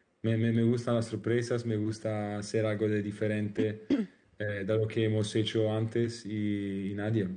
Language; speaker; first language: Spanish; non-native, learner; Italian